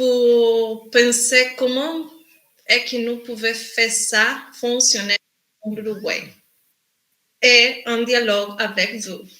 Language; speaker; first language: French; non-native, learner; Spanish